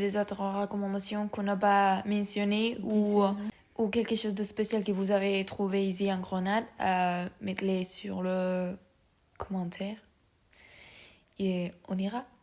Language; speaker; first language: French; non-native, learner; Spanish